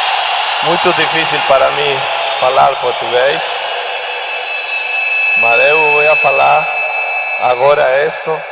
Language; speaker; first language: Portuguese; non-native, learner; Spanish